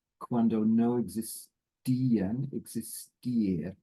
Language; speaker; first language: Spanish; non-native, learner; English